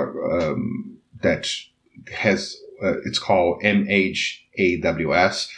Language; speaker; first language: English; non-native, fluent; Portuguese